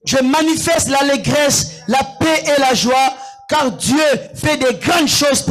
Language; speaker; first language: French; non-native, local second language; Lingala